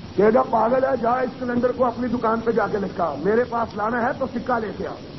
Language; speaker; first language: Urdu; non-native, local second language; Punjabi